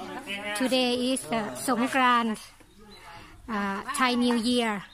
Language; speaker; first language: English; non-native, learner; Thai